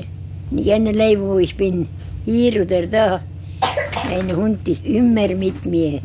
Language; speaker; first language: German; non-native, learner; Estonian